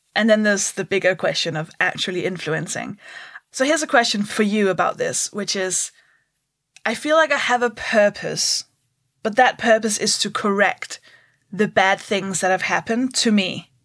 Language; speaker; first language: English; non-native, fluent; Danish